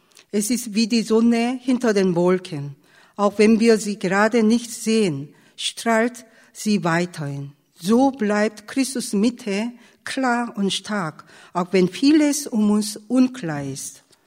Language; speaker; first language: German; non-native, fluent; Korean